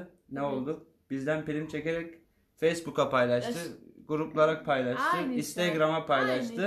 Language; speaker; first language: Turkish; native; Turkish